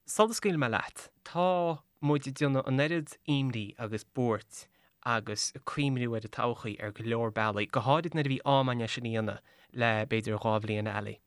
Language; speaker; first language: Irish; native; Irish